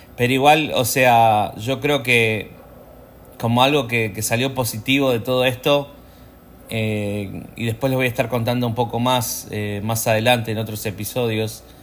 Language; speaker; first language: Spanish; native; Spanish